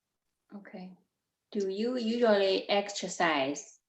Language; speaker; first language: English; non-native, learner; Chinese